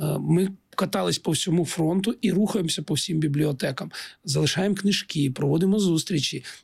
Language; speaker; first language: Ukrainian; non-native, local second language; Russian